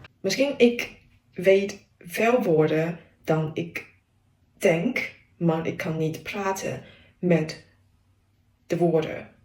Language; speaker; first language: Dutch; non-native, learner; Chinese